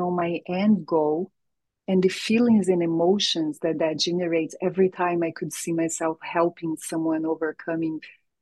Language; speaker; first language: English; non-native, fluent; Portuguese